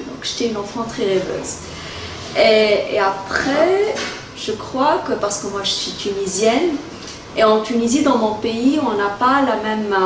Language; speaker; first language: French; non-native, local second language; Arabic